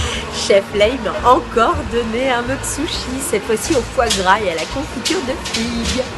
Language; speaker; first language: French; native; French